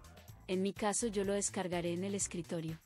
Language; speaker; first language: Spanish; native; Spanish